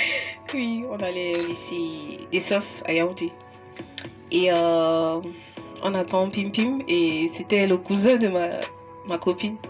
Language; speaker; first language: French; non-native, local second language; English